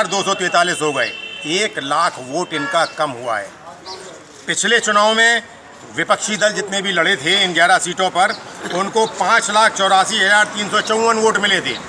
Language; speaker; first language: Hindi; native; Hindi